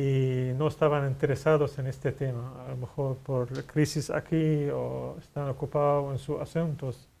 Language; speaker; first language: Spanish; non-native, fluent; Arabic